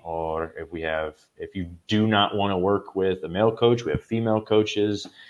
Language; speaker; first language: English; native; English